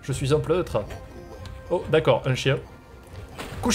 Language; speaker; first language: French; native; French